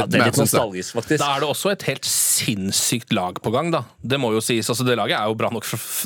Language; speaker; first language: Norwegian; native; Norwegian